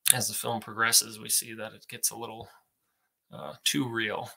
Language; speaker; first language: English; native; English